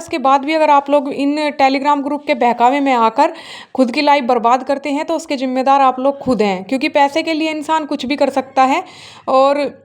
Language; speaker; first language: Hindi; native; Hindi